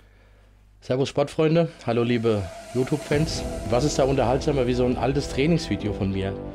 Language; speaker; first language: German; native; German